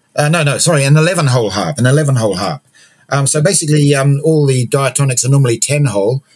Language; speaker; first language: English; native; English